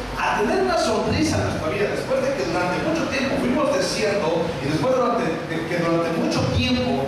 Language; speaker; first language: Spanish; native; Spanish